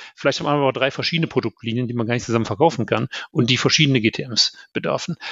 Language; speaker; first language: German; native; German